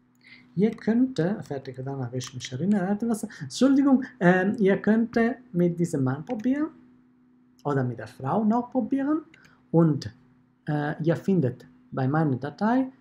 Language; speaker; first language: German; non-native, fluent; Italian